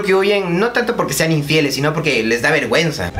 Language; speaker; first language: Spanish; native; Spanish